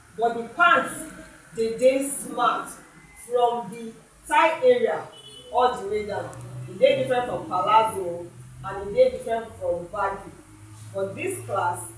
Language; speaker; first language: Nigerian Pidgin; native; Nigerian Pidgin